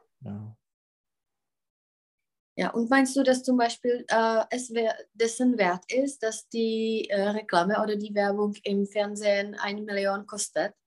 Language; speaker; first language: German; non-native, fluent; Czech